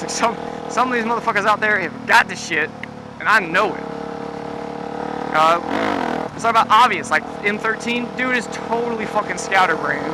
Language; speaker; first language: English; native; English